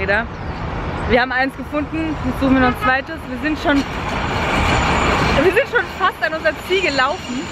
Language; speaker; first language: German; native; German